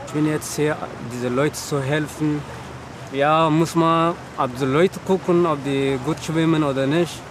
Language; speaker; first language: German; non-native, learner; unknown